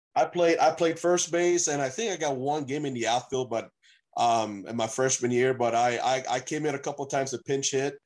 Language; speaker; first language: English; native; English